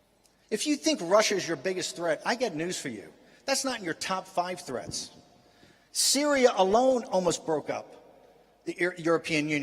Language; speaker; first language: English; native; English